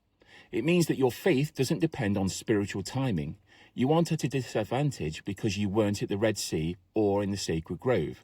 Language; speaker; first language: English; native; English